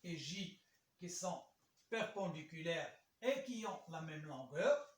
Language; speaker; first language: French; non-native, local second language; Arabic